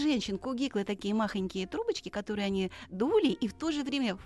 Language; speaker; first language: Russian; native; Russian